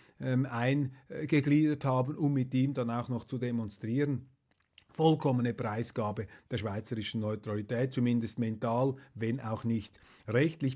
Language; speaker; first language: German; native; German